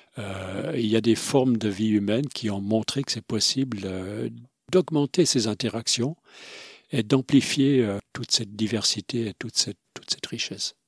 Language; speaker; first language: French; non-native, local second language; Swiss German